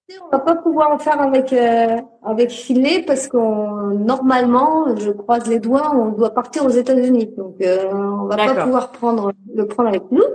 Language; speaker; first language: French; native; French